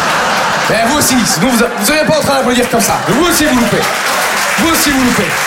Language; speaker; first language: French; native; French